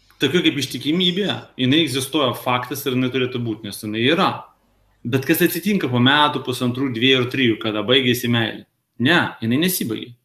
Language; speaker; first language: Lithuanian; non-native, local second language; Russian